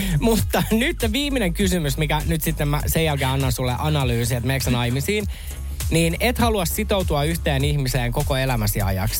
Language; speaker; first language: Finnish; native; Finnish